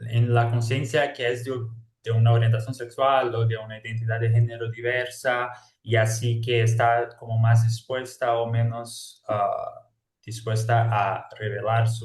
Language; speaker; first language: Spanish; non-native, fluent; Portuguese